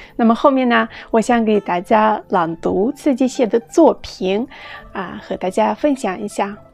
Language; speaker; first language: Chinese; non-native, fluent; Russian